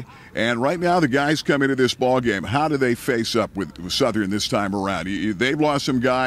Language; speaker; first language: English; native; English